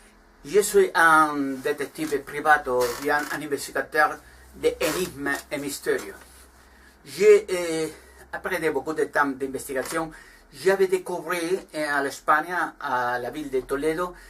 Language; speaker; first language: French; non-native, learner; Spanish